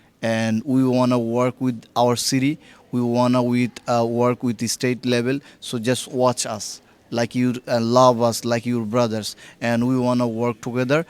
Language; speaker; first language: English; non-native, local second language; Bangla